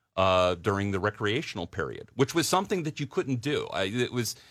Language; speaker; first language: English; native; English